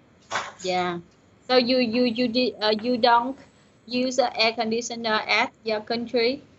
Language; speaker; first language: English; non-native, learner; Vietnamese